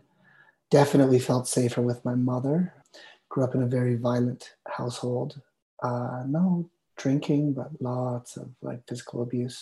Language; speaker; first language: English; native; English